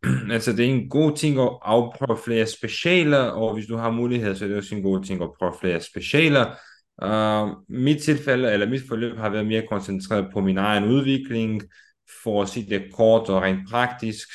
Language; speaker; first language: Danish; non-native, fluent; Romanian